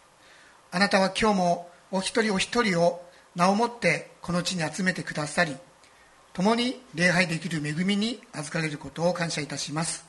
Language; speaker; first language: Japanese; native; Japanese